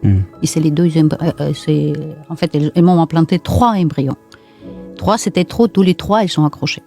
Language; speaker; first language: French; non-native, fluent; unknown